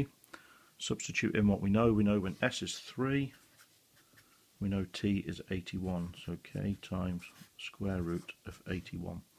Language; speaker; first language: English; native; English